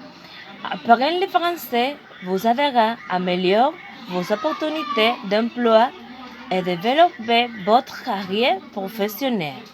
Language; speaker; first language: French; non-native, learner; Spanish